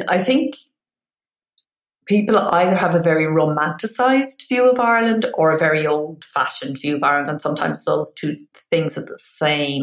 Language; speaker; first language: English; native; English